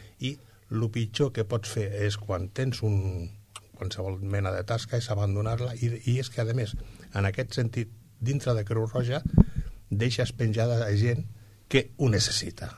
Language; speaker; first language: Catalan; non-native, local second language; Spanish